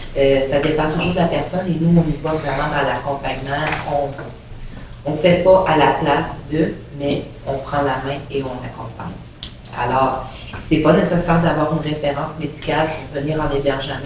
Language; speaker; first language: French; native; French